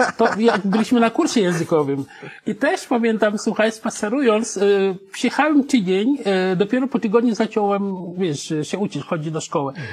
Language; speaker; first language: Polish; non-native, fluent; Wolof